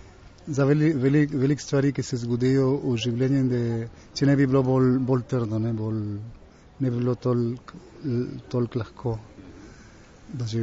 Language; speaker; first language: Slovenian; early bilingual, heritage; Slovenian